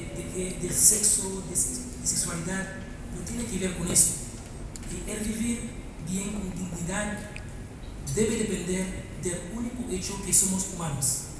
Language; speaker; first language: Spanish; non-native, fluent; Haitian Creole